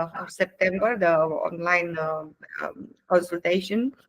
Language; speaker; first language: English; non-native, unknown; Romanian